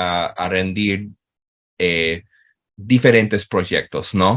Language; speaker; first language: Spanish; non-native, fluent; English